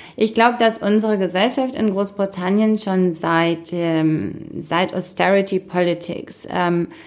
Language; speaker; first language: German; native; German